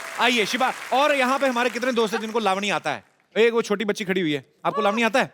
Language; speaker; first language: Hindi; non-native, local second language; Punjabi